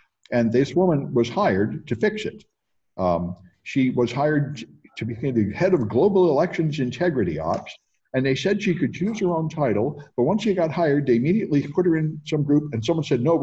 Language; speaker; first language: English; native; English